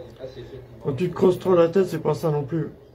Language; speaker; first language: French; native; French